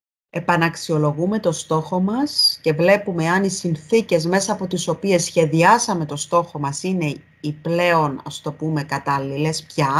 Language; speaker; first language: Greek; native; Greek